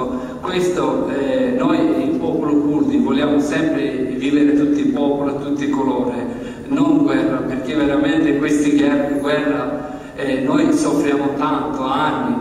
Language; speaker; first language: Italian; non-native, learner; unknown